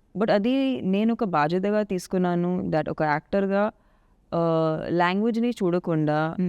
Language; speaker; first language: Telugu; non-native, local second language; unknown